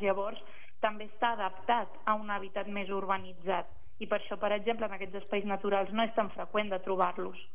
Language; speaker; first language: Catalan; native; Catalan